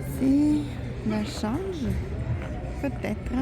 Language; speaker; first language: French; non-native, fluent; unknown